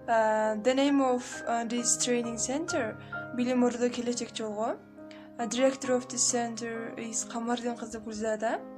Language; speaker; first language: English; non-native, learner; Kyrgyz